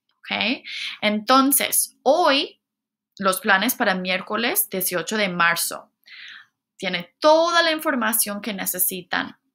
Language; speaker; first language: Spanish; non-native, fluent; English